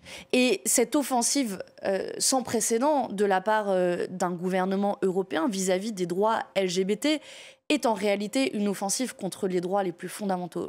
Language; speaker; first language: French; native; French